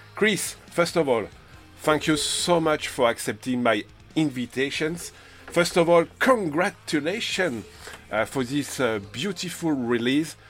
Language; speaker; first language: English; non-native, learner; French